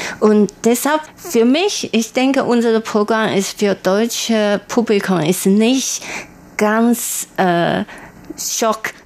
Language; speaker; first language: German; non-native, learner; Chinese